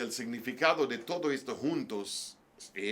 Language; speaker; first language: Spanish; non-native, learner; English